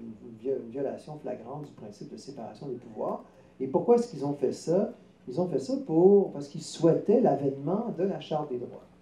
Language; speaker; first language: French; native; French